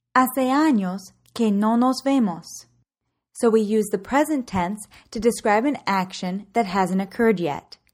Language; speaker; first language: English; native; English